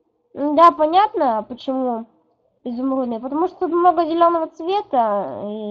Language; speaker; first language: Russian; native; Russian